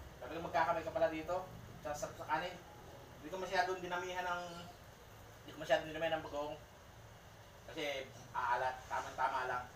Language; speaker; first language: Filipino; non-native, local second language; Cebuano